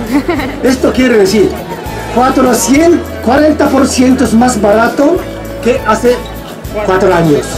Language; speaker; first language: Spanish; non-native, learner; Japanese